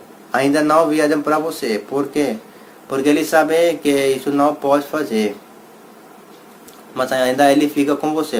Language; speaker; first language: Portuguese; non-native, learner; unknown